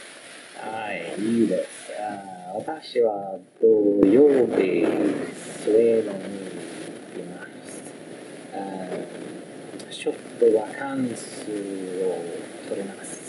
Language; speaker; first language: Japanese; non-native, learner; Swedish